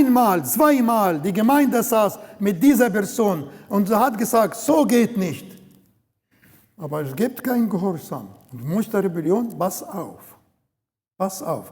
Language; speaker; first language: German; non-native, learner; Arabic